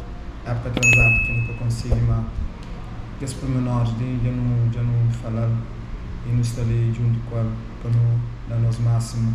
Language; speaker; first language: Portuguese; non-native, local second language; Kabuverdianu